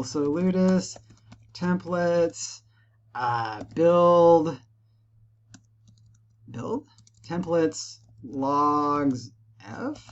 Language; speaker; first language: English; native; English